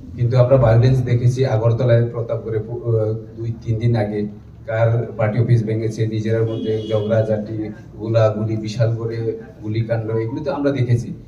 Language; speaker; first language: Bangla; non-native, local second language; Kok Borok